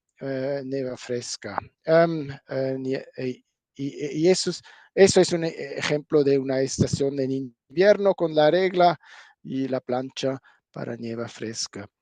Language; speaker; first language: Spanish; non-native, fluent; German